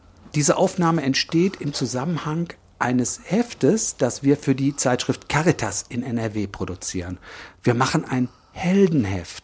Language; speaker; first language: German; native; German